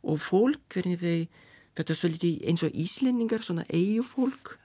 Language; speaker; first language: Icelandic; non-native, learner; Lithuanian